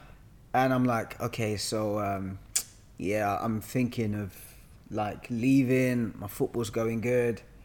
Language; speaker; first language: English; native; English